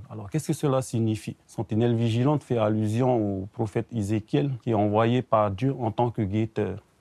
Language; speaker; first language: French; non-native, local second language; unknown